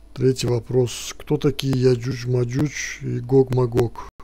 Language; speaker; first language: Russian; non-native, local second language; Turkish